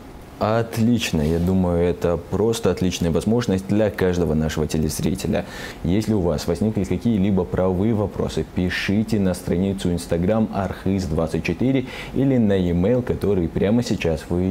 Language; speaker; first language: Russian; native; Russian